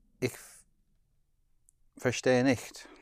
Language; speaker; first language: German; non-native, learner; English